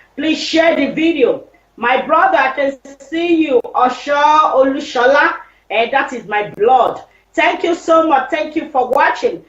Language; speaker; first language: English; non-native, local second language; Yoruba